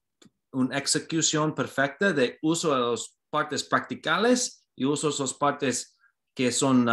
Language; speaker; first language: Spanish; non-native, learner; English